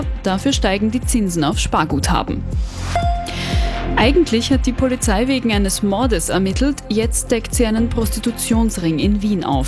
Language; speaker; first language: German; native; German